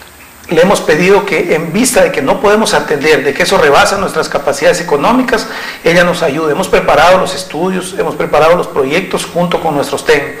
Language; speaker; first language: Spanish; native; Spanish